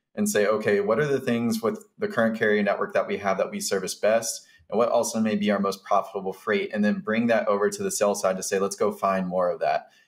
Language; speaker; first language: English; native; English